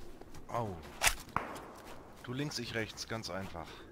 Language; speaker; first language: German; native; German